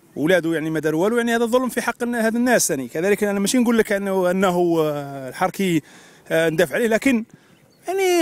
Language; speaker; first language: Arabic; native; Arabic